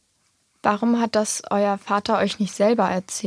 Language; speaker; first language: German; native; German